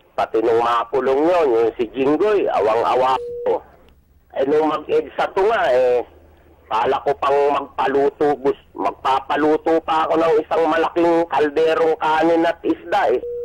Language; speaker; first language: Filipino; native; Filipino